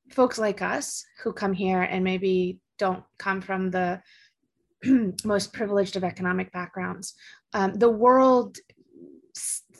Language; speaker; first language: English; early bilingual, other home language; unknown